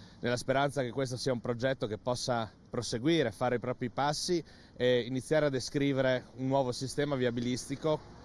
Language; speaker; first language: Italian; native; Italian